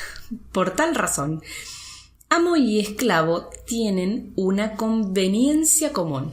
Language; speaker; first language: Spanish; native; Spanish